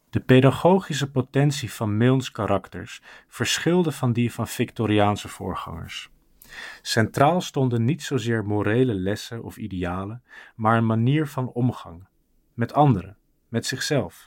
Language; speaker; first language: Dutch; native; Dutch